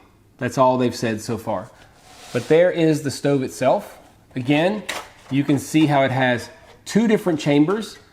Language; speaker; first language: English; native; English